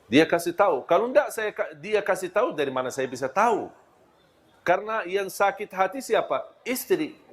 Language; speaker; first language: Malay; non-native, fluent; Arabic